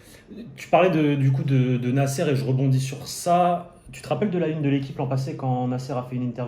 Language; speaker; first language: French; native; French